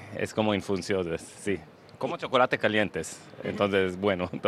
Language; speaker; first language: Spanish; non-native, learner; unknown